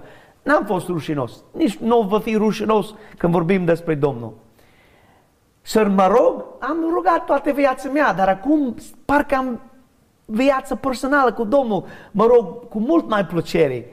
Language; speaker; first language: Romanian; non-native, learner; English